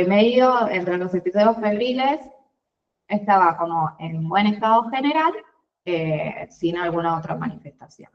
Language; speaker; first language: Spanish; native; Spanish